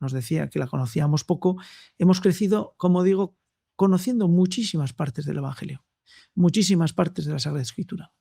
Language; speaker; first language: Spanish; native; Spanish